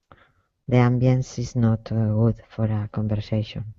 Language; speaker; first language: English; non-native, learner; Spanish